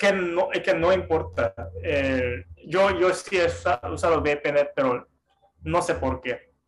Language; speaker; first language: Spanish; non-native, fluent; Japanese